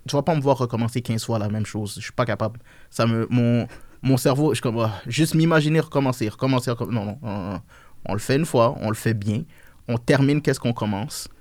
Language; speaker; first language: French; early bilingual, other home language; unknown